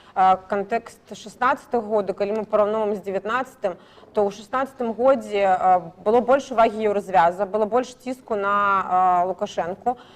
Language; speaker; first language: Belarusian; non-native, local second language; Russian